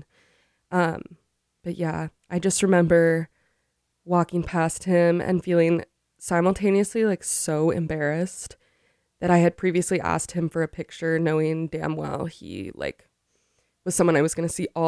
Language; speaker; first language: English; native; English